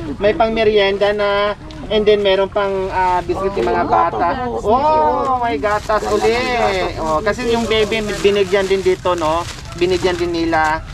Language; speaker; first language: Filipino; native; Filipino